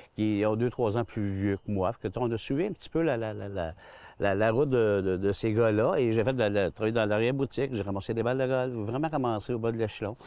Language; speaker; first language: French; native; French